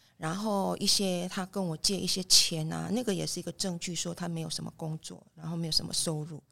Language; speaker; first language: Chinese; non-native, fluent; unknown